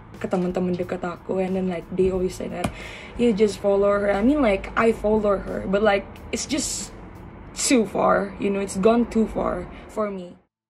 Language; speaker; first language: English; non-native, fluent; Indonesian